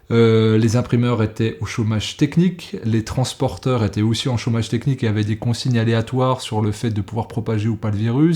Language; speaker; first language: French; native; French